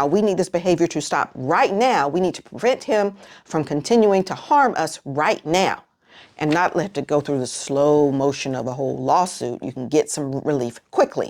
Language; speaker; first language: English; native; English